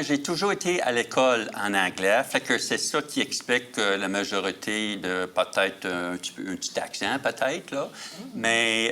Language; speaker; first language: French; native; French